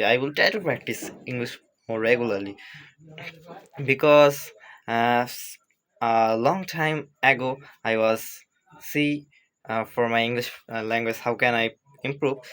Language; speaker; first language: English; non-native, learner; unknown